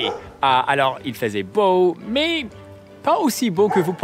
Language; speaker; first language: French; non-native, local second language; English